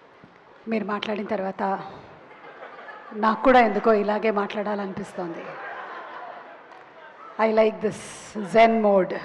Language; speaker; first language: Telugu; native; Telugu